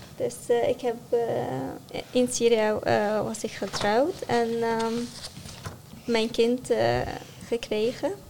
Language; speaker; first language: Dutch; non-native, learner; Arabic